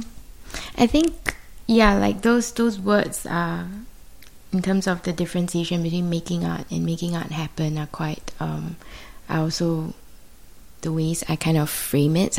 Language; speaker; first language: English; native; English